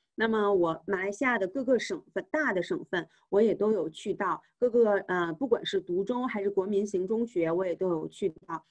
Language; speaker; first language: Chinese; native; Chinese